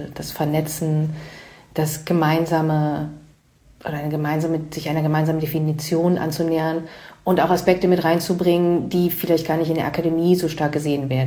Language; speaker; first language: German; native; German